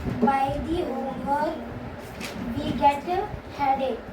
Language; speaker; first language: English; non-native, learner; Hindi